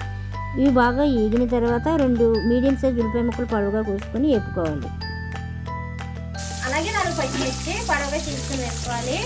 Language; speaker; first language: Telugu; native; Telugu